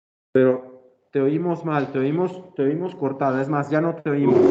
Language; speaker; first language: Spanish; native; Spanish